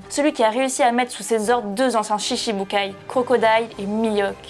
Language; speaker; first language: French; native; French